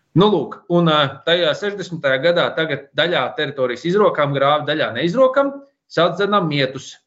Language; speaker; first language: Latvian; native; Latvian